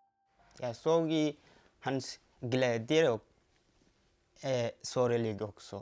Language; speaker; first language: Swedish; non-native, learner; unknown